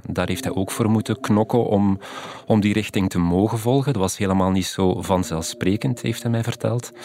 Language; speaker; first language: Dutch; native; Dutch